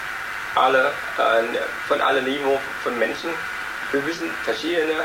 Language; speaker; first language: German; non-native, learner; Vietnamese